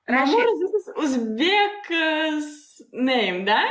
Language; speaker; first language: English; non-native, learner; Russian